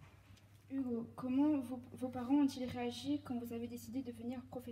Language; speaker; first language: French; native; French